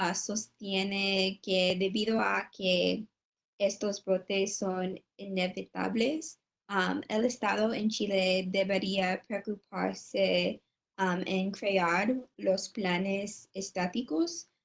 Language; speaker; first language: Spanish; non-native, learner; English